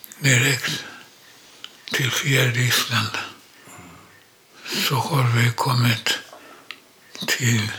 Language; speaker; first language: Swedish; non-native, learner; Polish